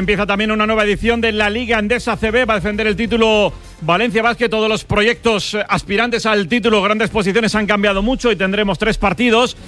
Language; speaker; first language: Spanish; native; Spanish